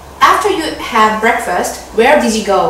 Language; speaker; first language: English; non-native, learner; Korean